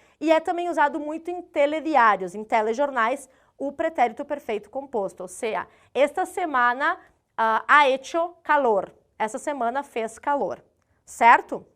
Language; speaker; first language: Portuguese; native; Portuguese